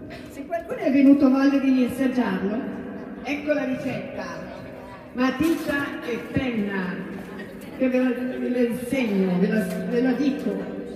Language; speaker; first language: Italian; non-native, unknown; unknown